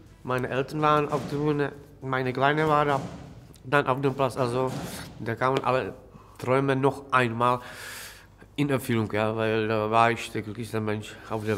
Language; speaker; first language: German; non-native, learner; Czech